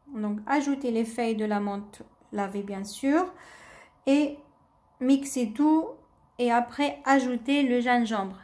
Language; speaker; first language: French; non-native, local second language; Arabic